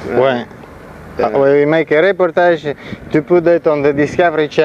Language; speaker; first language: English; non-native, learner; French